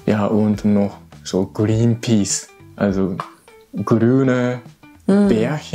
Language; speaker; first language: German; non-native, learner; Japanese